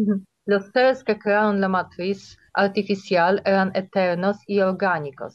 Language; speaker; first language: Spanish; non-native, fluent; Polish